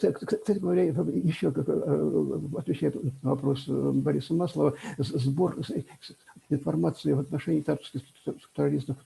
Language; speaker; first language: Russian; native; Russian